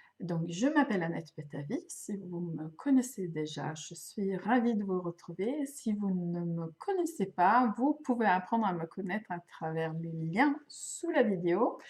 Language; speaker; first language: French; non-native, fluent; Swedish